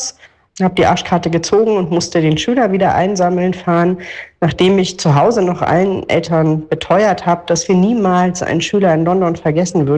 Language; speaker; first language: German; native; German